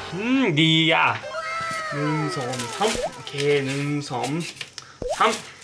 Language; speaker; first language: Thai; non-native, learner; Japanese